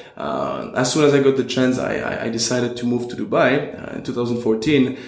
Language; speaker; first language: English; non-native, fluent; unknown